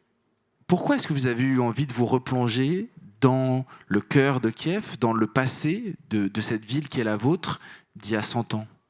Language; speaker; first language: French; native; French